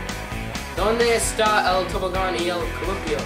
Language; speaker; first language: Spanish; non-native, learner; English